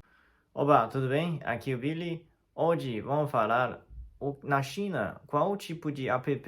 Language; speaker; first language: Portuguese; non-native, fluent; Chinese